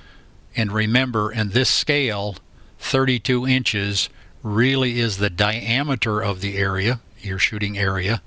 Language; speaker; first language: English; native; English